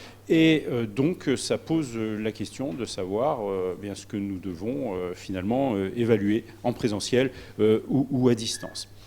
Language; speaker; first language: French; native; French